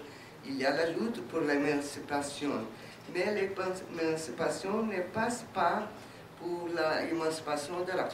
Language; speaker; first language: French; non-native, fluent; Portuguese